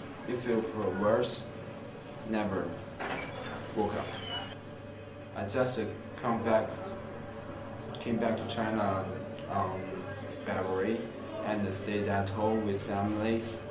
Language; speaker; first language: English; non-native, fluent; Chinese